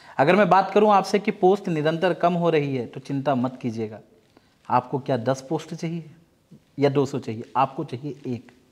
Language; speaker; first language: Hindi; native; Hindi